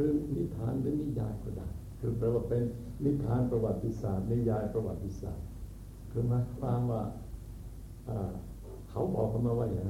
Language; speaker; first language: Thai; native; Thai